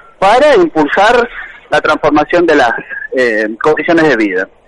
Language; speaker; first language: Spanish; native; Spanish